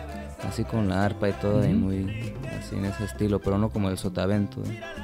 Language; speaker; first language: Spanish; early bilingual, heritage; Spanish